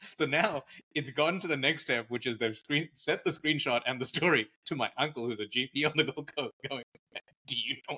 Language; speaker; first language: English; native; English